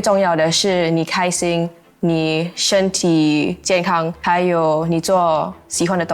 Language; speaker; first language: Chinese; non-native, local second language; English